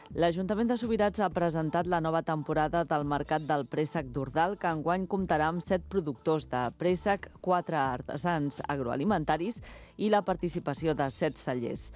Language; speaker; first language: Catalan; native; Catalan